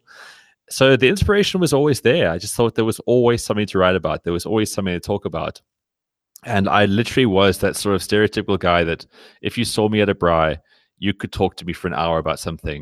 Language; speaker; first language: English; native; English